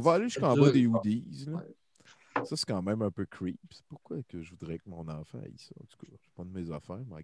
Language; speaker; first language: French; native; French